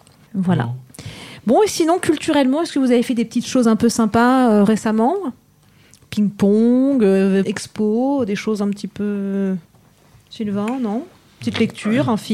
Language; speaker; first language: French; native; French